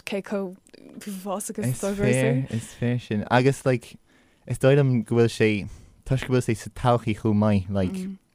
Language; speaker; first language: Irish; non-native, local second language; English